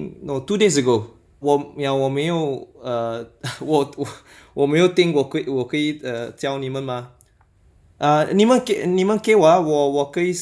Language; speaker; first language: Chinese; non-native, learner; Malay